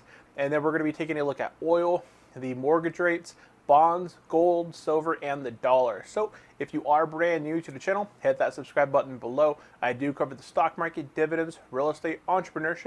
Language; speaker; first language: English; native; English